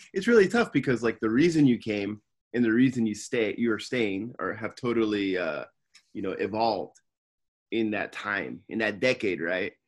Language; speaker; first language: English; native; English